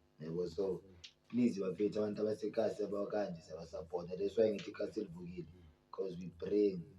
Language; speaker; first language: Zulu; native; Zulu